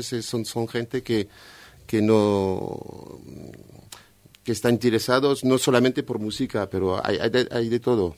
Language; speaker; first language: Spanish; non-native, fluent; French